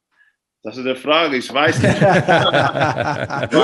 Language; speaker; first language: German; non-native, fluent; English